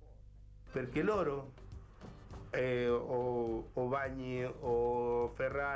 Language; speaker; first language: Italian; non-native, fluent; Spanish